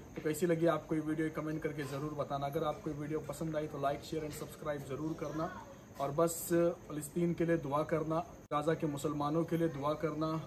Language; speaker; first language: Hindi; non-native, local second language; Konkani